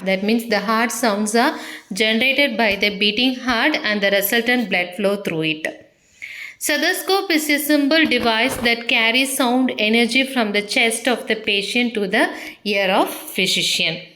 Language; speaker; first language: English; non-native, local second language; Tamil